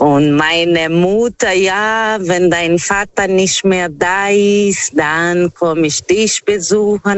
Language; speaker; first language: German; non-native, fluent; Portuguese